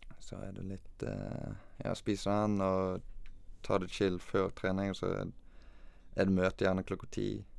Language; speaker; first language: Norwegian; native; Norwegian